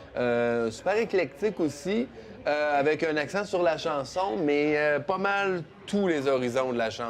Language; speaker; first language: French; native; French